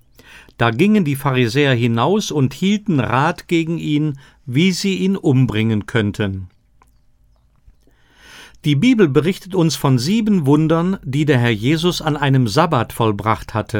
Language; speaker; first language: German; native; German